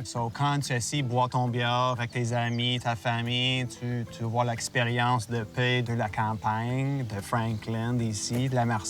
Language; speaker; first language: French; non-native, local second language; English